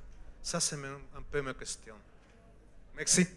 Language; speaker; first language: French; non-native, learner; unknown